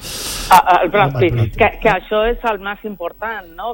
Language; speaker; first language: Catalan; non-native, local second language; Spanish